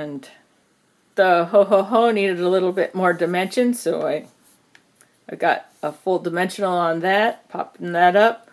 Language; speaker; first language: English; native; English